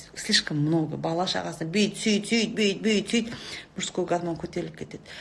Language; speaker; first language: Russian; non-native, local second language; Kazakh